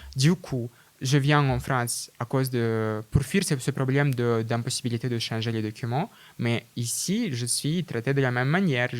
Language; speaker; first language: French; non-native, fluent; Russian